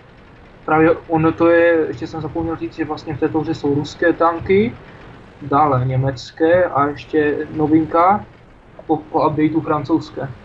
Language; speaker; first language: Czech; native; Czech